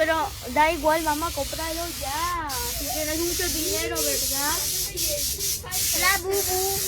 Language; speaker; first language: Spanish; early bilingual, other home language; Filipino